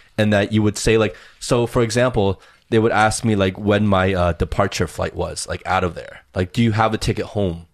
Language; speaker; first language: English; early bilingual, other home language; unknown